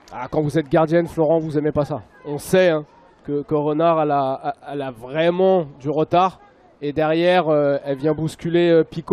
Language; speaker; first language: French; native; French